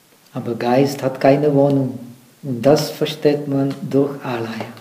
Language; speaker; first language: German; non-native, fluent; Czech